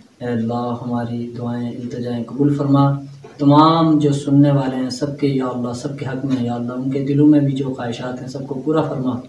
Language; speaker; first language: Urdu; non-native, local second language; Pahari-Potwari